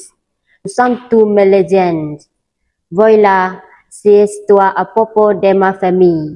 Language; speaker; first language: French; non-native, learner; Malay